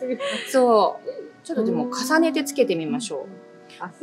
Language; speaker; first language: Japanese; native; Japanese